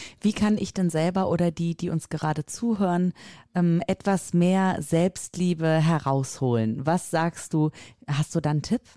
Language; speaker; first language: German; native; German